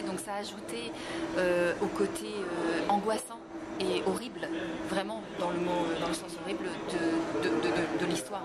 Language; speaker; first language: French; native; French